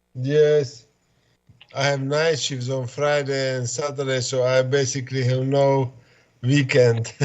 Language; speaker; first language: English; non-native, fluent; Slovak